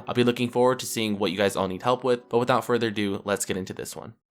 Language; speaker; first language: English; native; English